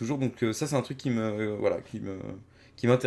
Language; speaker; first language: French; native; French